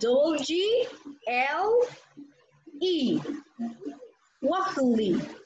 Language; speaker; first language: English; non-native, learner; Spanish